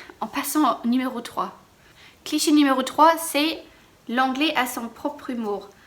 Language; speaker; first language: French; non-native, fluent; English